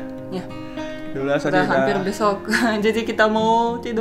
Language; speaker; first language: Indonesian; non-native, learner; Russian